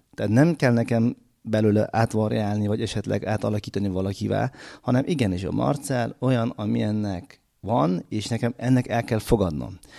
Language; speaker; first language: Hungarian; non-native, fluent; Uzbek